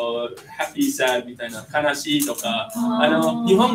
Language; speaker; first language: Japanese; non-native, fluent; English